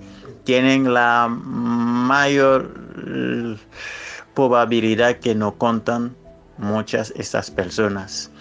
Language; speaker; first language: Spanish; non-native, fluent; Haitian Creole